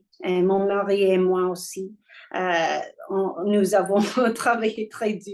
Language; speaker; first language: French; non-native, learner; English